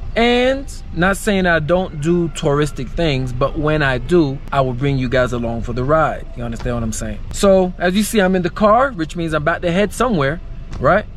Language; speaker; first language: English; native; English